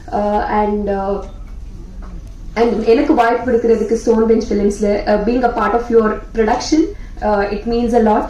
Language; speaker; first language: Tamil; non-native, learner; Telugu